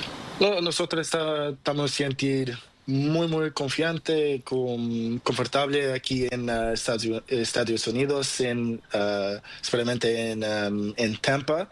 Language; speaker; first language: Spanish; non-native, learner; Portuguese